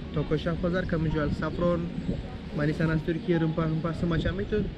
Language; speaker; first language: Indonesian; non-native, learner; Turkish